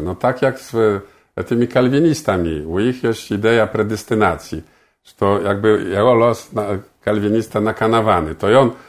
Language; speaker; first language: Polish; non-native, local second language; Belarusian